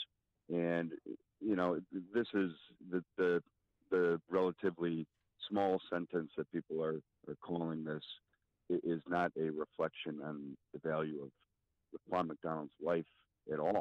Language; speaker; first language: English; native; English